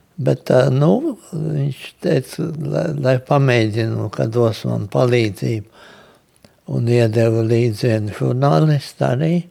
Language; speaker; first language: Latvian; native; Latvian